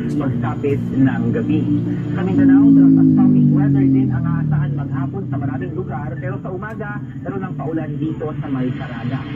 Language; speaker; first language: Filipino; non-native, local second language; Bikol